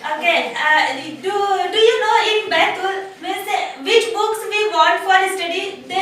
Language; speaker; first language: English; non-native, learner; Hindi